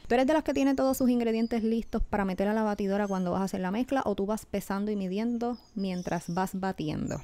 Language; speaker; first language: Spanish; native; Spanish